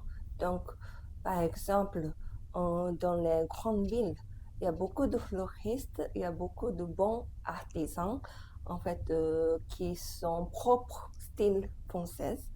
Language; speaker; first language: French; non-native, fluent; Japanese